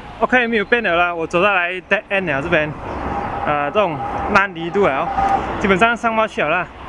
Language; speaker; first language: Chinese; native; Chinese